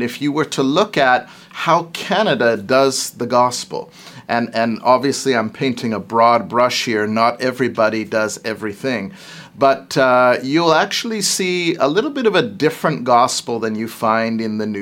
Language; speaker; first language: English; native; English